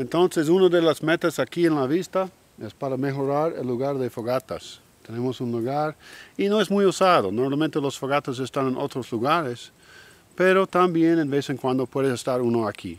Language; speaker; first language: Spanish; non-native, learner; English